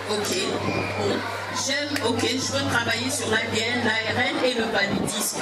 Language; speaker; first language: French; early bilingual, other home language; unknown